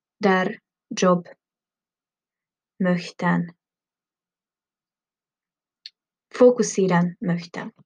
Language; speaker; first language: German; non-native, learner; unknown